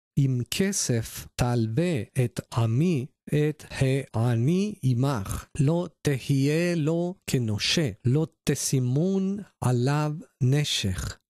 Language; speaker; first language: Hebrew; non-native, learner; Spanish